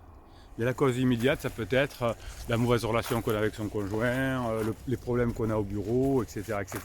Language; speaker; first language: French; native; French